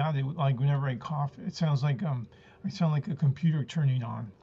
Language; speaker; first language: English; early bilingual, other home language; Spanish